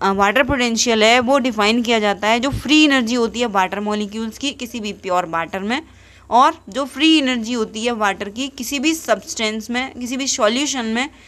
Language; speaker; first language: Hindi; native; Hindi